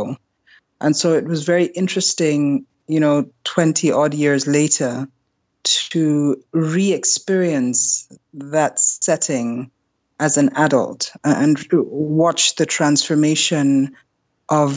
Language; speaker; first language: English; non-native, local second language; German